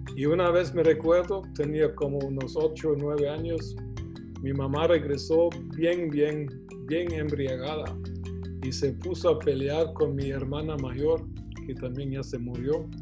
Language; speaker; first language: Spanish; non-native, fluent; German